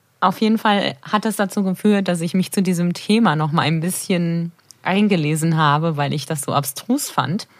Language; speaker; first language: German; native; German